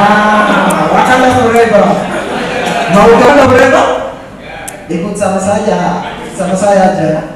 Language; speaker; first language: Indonesian; non-native, fluent; Ganda